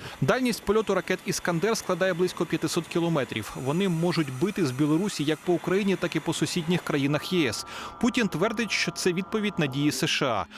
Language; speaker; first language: Ukrainian; native; Ukrainian